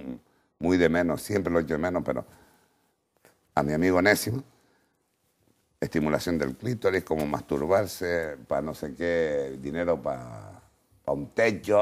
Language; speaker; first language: Spanish; native; Spanish